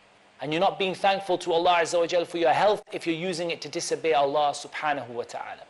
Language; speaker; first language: English; native; English